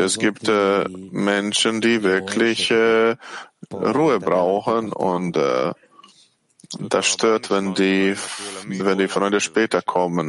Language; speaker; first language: German; non-native, fluent; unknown